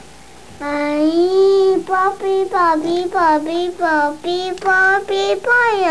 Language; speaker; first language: Japanese; native; Japanese